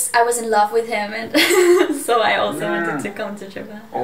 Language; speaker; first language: English; non-native, fluent; German